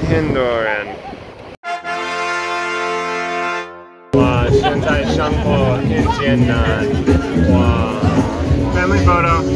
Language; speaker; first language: Chinese; non-native, learner; English